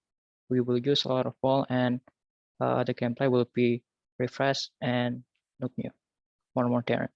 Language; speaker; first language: English; non-native, learner; Indonesian